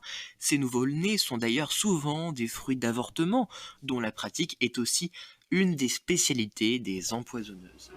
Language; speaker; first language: French; native; French